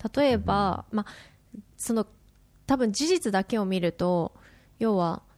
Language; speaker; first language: Japanese; native; Japanese